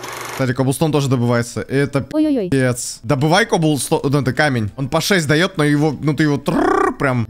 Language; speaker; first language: Russian; native; Russian